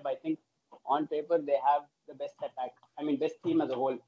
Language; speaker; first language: English; non-native, local second language; Tamil